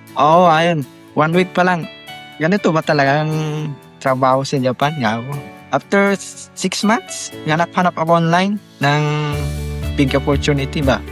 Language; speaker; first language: Filipino; non-native, local second language; Iloko